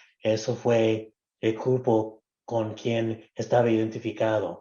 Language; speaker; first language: Spanish; non-native, local second language; English